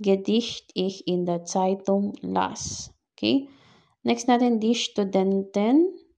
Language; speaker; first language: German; non-native, fluent; Filipino